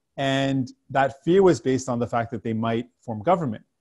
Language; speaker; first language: English; native; English